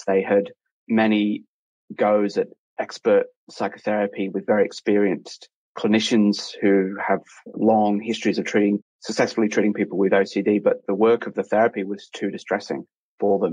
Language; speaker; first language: English; native; English